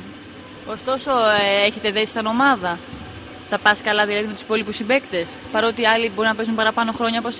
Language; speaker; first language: Greek; native; Greek